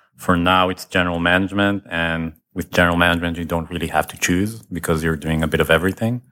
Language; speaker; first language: English; non-native, fluent; Hebrew